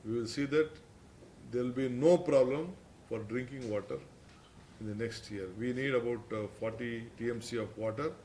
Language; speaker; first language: English; non-native, local second language; Kannada